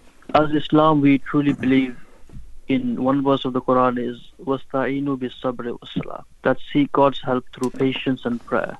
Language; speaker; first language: English; non-native, local second language; Urdu